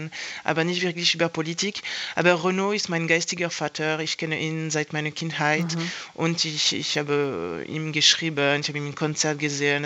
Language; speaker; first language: German; non-native, fluent; French